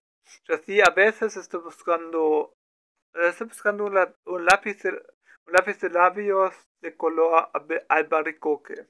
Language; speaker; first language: Spanish; non-native, learner; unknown